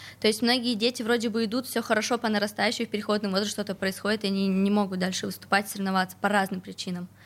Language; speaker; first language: Russian; native; Russian